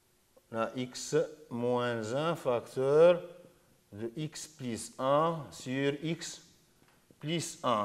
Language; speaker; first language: French; non-native, local second language; Arabic